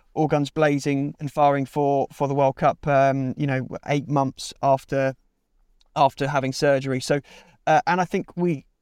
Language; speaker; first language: English; native; English